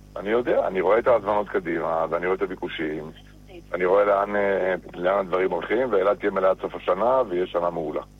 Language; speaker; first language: Hebrew; native; Hebrew